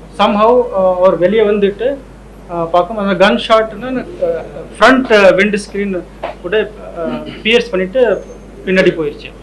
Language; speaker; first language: Tamil; non-native, local second language; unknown